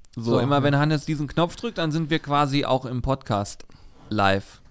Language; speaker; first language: German; native; German